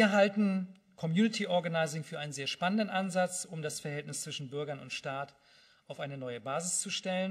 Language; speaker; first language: German; native; German